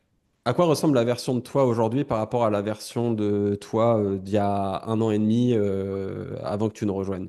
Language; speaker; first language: French; native; French